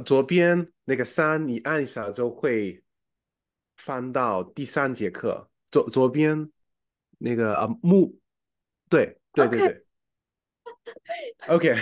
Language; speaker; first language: Chinese; non-native, fluent; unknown